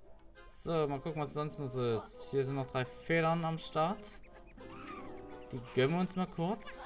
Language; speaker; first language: German; native; German